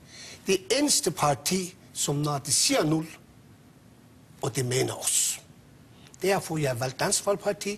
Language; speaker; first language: Danish; non-native, local second language; Persian